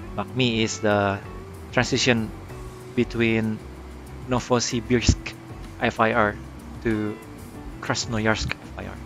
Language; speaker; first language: English; non-native, fluent; Indonesian